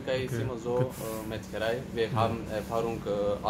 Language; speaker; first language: German; non-native, learner; Turkish